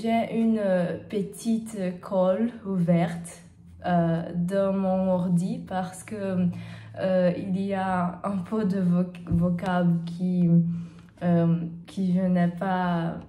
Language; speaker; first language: French; non-native, learner; Portuguese